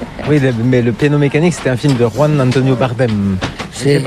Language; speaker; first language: French; native; French